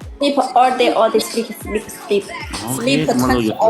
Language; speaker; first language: English; non-native, learner; Thai